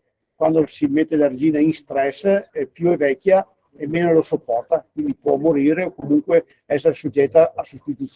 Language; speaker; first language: Italian; native; Italian